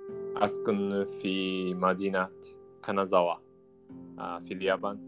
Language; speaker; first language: Arabic; non-native, learner; Japanese